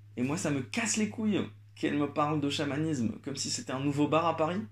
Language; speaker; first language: French; non-native, local second language; Arabic